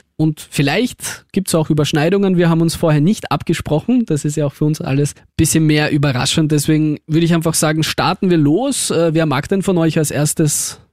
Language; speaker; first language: German; early bilingual, other home language; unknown